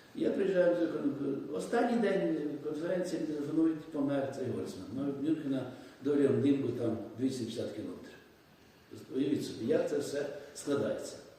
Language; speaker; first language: Ukrainian; native; Ukrainian